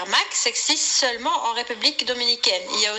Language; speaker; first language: French; non-native, learner; Swedish